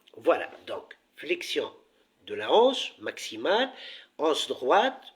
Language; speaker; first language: French; non-native, local second language; Arabic